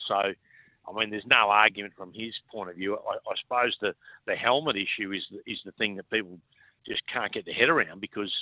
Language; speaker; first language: English; native; English